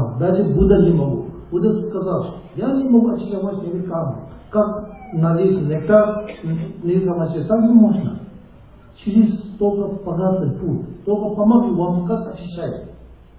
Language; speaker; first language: Russian; non-native, learner; Tibetan